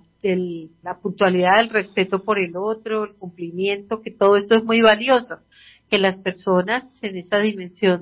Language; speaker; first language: Spanish; native; Spanish